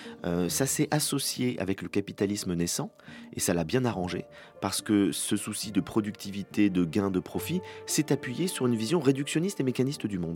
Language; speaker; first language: French; native; French